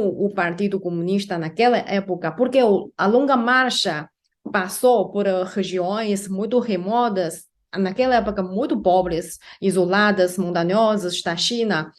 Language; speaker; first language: Portuguese; non-native, fluent; Chinese